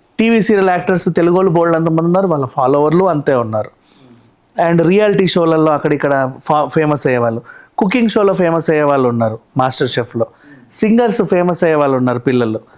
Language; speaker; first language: Telugu; native; Telugu